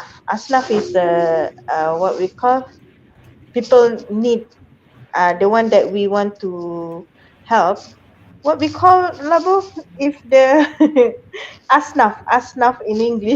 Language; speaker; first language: English; non-native, fluent; Malay